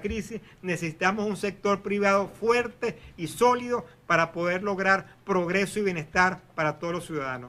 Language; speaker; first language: Spanish; native; Spanish